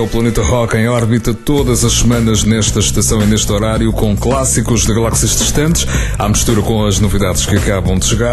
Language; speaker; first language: Portuguese; native; Portuguese